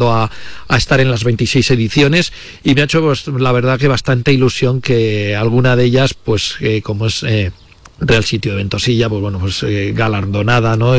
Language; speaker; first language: Spanish; native; Spanish